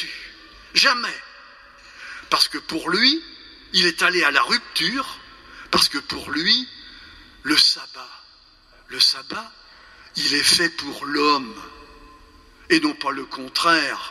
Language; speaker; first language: French; native; French